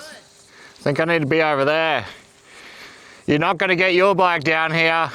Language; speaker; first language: English; native; English